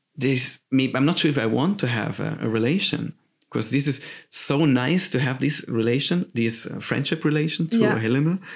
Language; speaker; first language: English; non-native, fluent; German